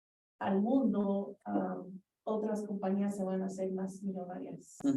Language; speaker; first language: Spanish; early bilingual, heritage; Spanish